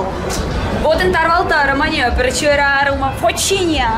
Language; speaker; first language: Portuguese; non-native, fluent; Russian